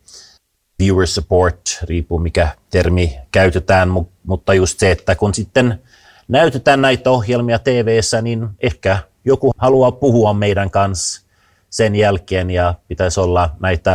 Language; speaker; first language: Finnish; early bilingual, heritage; Finnish